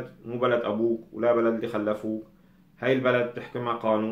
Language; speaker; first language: Arabic; native; Arabic